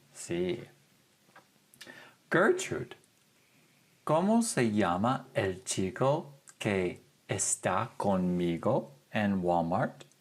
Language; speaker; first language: Spanish; non-native, fluent; English